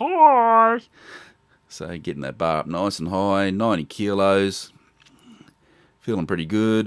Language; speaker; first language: English; native; English